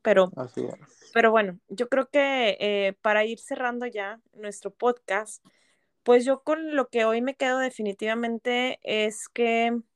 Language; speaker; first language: Spanish; native; Spanish